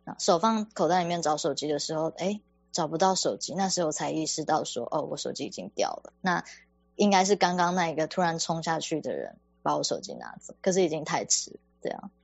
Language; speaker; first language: Chinese; native; Chinese